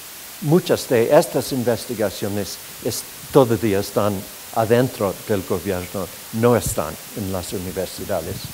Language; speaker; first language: Spanish; non-native, fluent; English